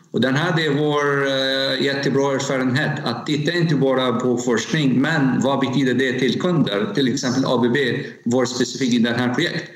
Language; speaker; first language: Swedish; non-native, learner; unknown